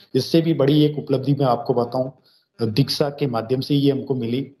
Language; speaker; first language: Hindi; native; Hindi